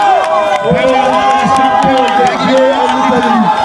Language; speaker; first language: French; non-native, local second language; Fula